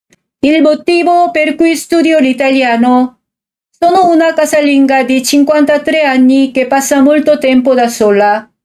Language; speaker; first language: Italian; non-native, fluent; Korean